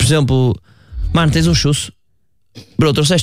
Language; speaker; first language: Portuguese; native; Portuguese